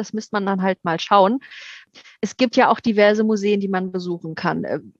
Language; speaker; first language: German; native; German